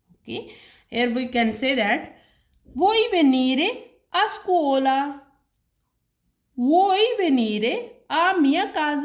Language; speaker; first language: Italian; non-native, learner; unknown